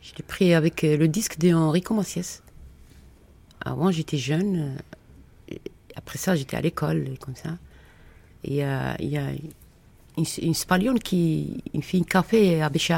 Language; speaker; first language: French; non-native, learner; Arabic